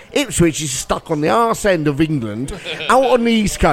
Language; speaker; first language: English; native; English